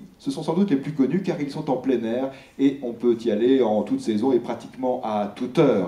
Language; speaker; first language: French; native; French